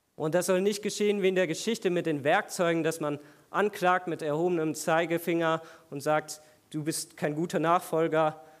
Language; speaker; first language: German; native; German